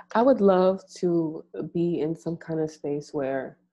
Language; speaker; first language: English; native; English